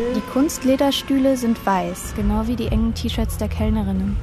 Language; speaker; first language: German; native; German